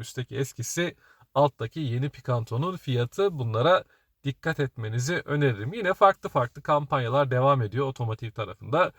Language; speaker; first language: Turkish; native; Turkish